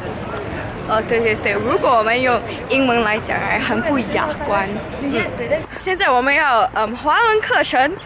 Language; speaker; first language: Chinese; non-native, local second language; English